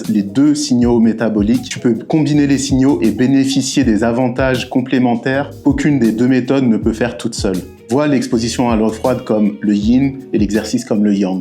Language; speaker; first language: French; native; French